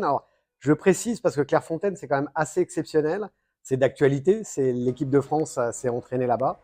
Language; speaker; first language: French; native; French